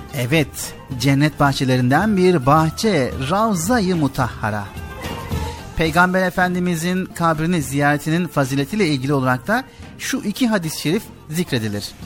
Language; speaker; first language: Turkish; native; Turkish